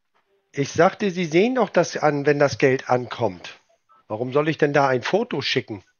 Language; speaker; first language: German; native; German